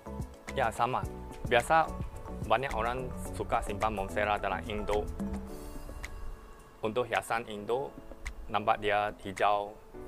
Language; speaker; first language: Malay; non-native, local second language; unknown